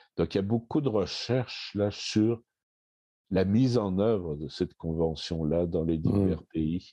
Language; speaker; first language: French; native; French